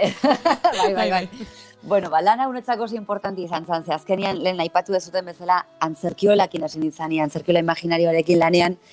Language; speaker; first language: Basque; native; Basque